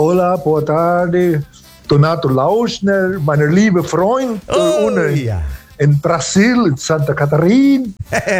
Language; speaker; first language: German; early bilingual, heritage; German